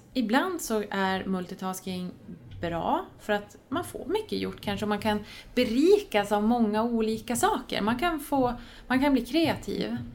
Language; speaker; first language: Swedish; native; Swedish